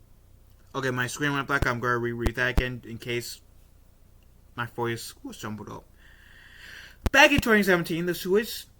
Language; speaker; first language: English; native; English